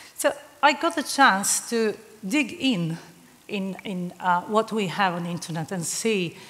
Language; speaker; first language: English; non-native, fluent; Serbian